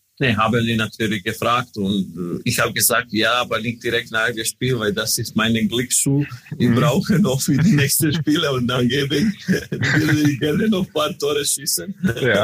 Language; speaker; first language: German; non-native, learner; Croatian